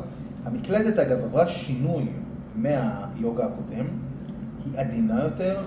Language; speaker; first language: Hebrew; native; Hebrew